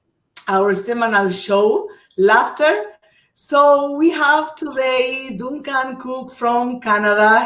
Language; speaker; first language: English; non-native, fluent; Portuguese